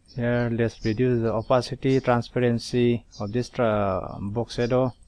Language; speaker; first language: English; non-native, local second language; Manipuri